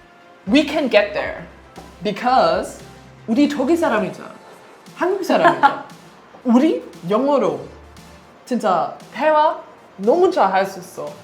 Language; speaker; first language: Korean; non-native, learner; German